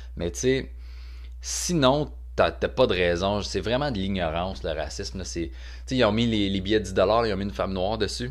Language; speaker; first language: French; native; French